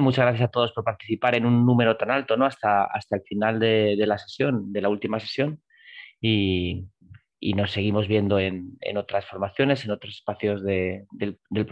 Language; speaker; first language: Spanish; native; Spanish